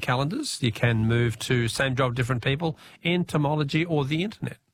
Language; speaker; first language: English; native; English